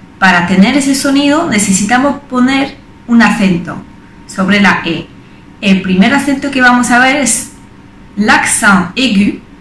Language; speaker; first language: Spanish; non-native, fluent; French